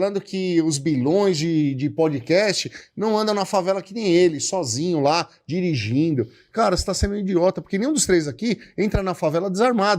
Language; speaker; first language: Portuguese; native; Portuguese